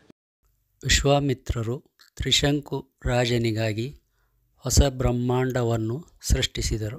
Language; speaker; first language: Kannada; native; Kannada